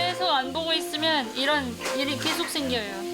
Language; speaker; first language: Korean; non-native, fluent; French